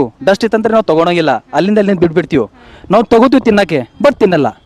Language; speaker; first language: Kannada; non-native, local second language; Urdu